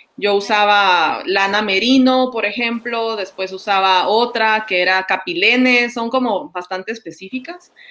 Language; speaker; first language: Spanish; native; Spanish